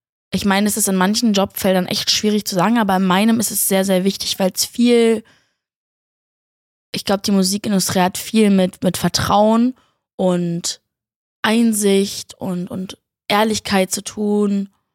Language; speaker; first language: German; native; German